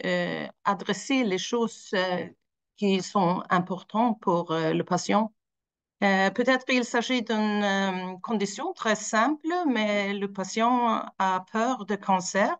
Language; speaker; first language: French; non-native, fluent; Swedish